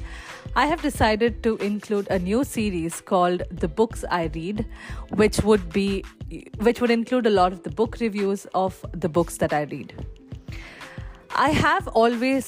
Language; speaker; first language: English; non-native, local second language; Malayalam